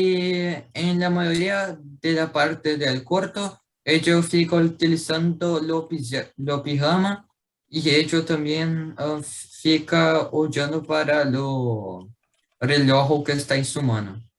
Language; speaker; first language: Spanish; non-native, learner; Portuguese